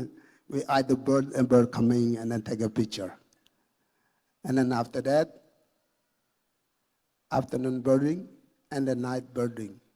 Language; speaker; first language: English; non-native, learner; Indonesian